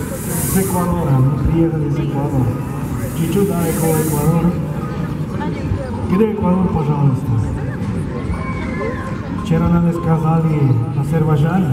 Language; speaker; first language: Russian; non-native, learner; Spanish